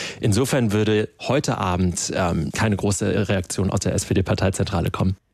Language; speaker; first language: German; native; German